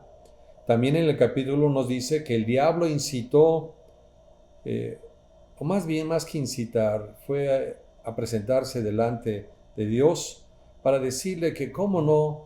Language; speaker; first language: Spanish; native; Spanish